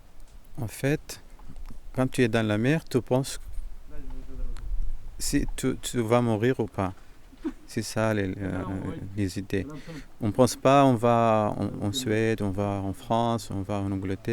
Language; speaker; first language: French; non-native, fluent; Arabic